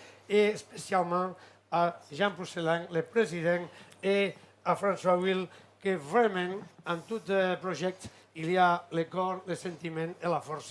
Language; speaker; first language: French; non-native, fluent; Catalan